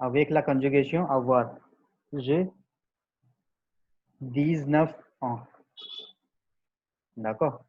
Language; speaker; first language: French; non-native, learner; Hindi